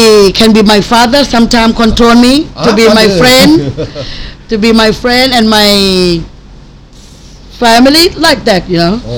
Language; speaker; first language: English; non-native, learner; Thai